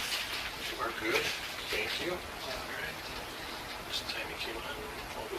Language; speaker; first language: English; native; English